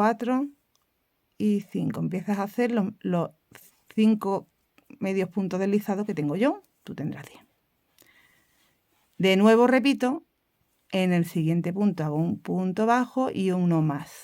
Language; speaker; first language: Spanish; native; Spanish